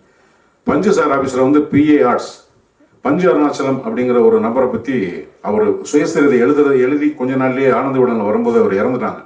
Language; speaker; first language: Tamil; native; Tamil